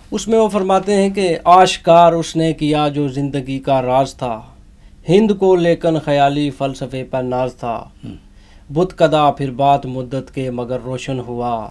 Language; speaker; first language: Urdu; non-native, local second language; Punjabi